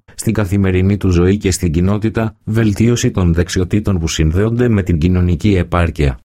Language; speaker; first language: Greek; native; Greek